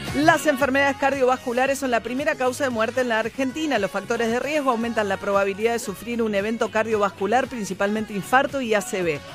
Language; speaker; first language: Spanish; native; Spanish